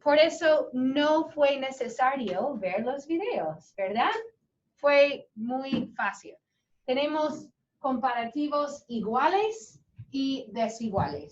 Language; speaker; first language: Spanish; non-native, fluent; English